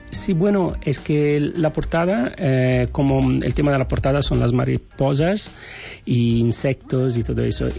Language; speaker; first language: Catalan; non-native, learner; Italian